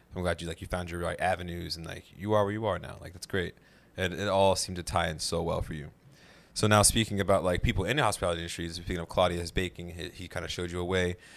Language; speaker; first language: English; native; English